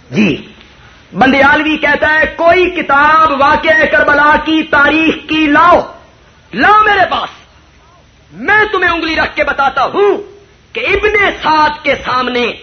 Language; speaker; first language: Urdu; non-native, local second language; Punjabi